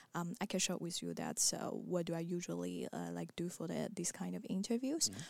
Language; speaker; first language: English; non-native, fluent; Chinese